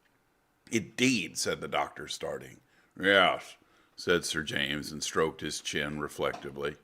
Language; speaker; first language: English; native; English